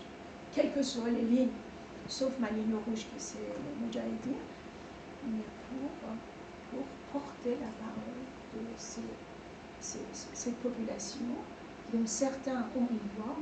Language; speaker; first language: French; non-native, fluent; Persian